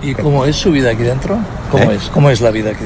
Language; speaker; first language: Spanish; native; Spanish